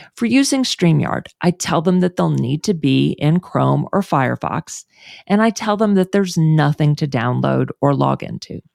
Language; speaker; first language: English; native; English